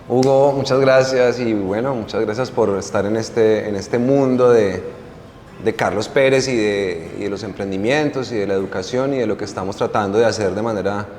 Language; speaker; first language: Spanish; native; Spanish